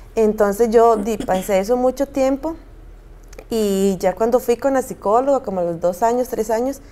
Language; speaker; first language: Spanish; native; Spanish